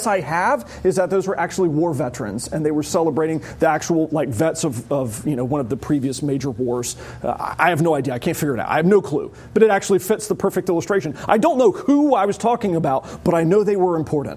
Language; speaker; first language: English; native; English